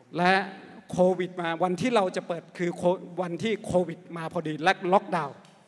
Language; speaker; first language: Thai; non-native, local second language; Akha